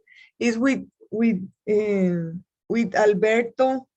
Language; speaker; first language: English; non-native, learner; Spanish